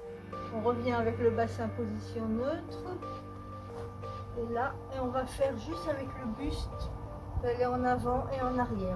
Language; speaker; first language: French; native; French